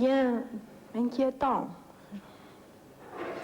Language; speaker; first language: French; non-native, fluent; Romanian